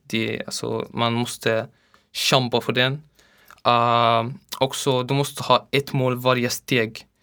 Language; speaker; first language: Swedish; non-native, learner; Arabic